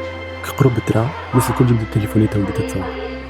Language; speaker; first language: Arabic; native; Arabic